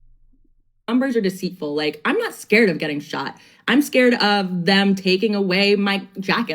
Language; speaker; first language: English; native; English